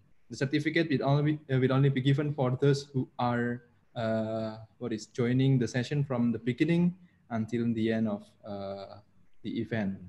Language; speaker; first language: English; non-native, fluent; Javanese